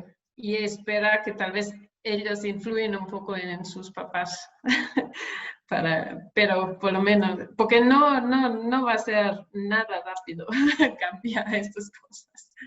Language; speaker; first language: Spanish; non-native, fluent; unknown